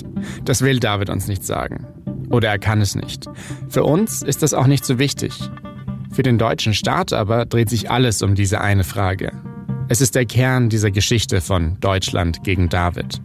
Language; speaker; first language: German; native; German